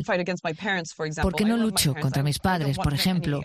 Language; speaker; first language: Spanish; non-native, fluent; French